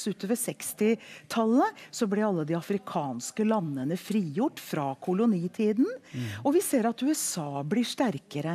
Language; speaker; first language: Norwegian; early bilingual, heritage; Norwegian